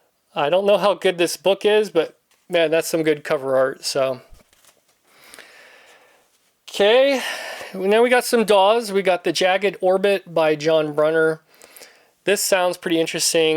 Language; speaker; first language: English; native; English